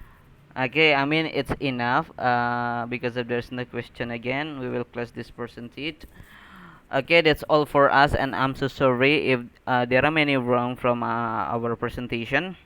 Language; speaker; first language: English; non-native, learner; Indonesian